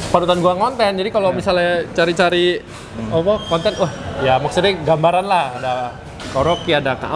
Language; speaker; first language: Indonesian; native; Indonesian